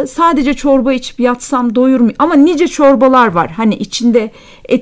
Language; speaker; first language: Turkish; native; Turkish